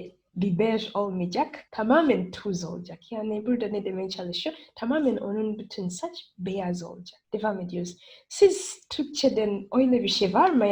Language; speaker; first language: Turkish; non-native, learner; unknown